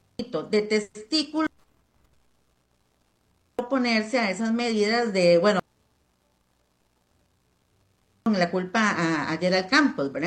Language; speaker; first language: Spanish; native; Spanish